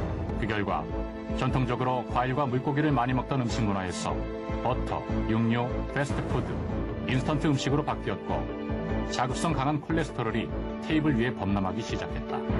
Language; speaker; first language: Korean; native; Korean